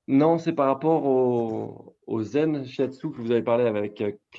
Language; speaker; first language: French; native; French